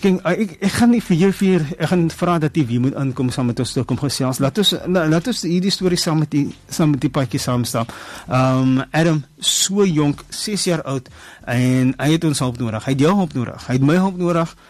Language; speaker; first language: Afrikaans; early bilingual, heritage; Afrikaans